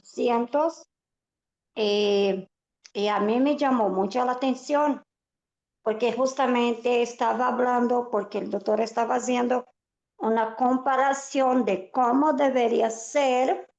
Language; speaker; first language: Spanish; non-native, fluent; Portuguese